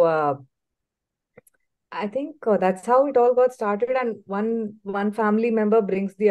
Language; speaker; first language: English; non-native, local second language; Tamil